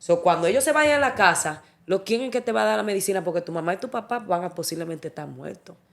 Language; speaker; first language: Spanish; early bilingual, heritage; Spanish